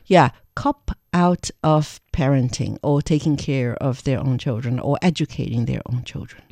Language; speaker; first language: English; non-native, fluent; Chinese